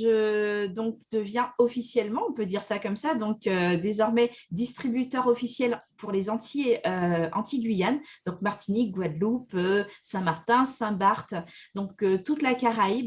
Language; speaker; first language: French; native; French